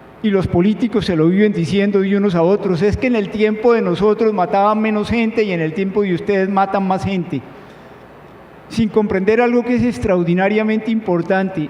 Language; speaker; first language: Spanish; native; Spanish